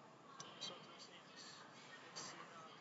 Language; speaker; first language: Spanish; non-native, learner; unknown